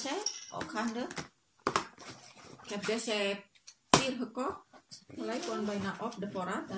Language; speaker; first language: Dutch; non-native, learner; Indonesian